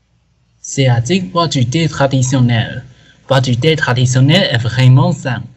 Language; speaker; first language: French; non-native, learner; Chinese